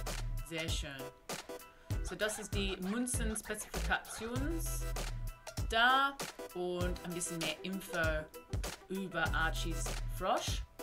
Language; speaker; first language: German; non-native, learner; English